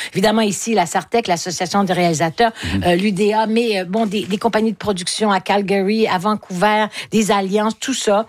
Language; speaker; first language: French; native; French